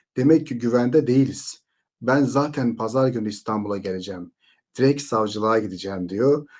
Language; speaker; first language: Turkish; native; Turkish